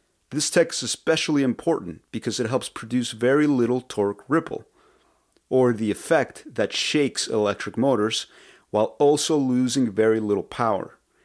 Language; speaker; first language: English; early bilingual, other home language; Spanish